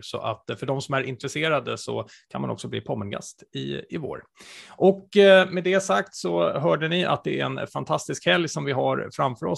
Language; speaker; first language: Swedish; native; Swedish